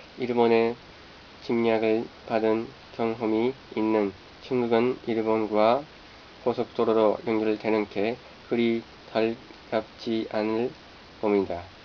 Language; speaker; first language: Korean; non-native, fluent; Japanese